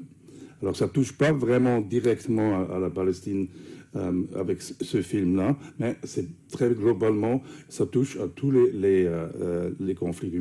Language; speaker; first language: French; non-native, fluent; English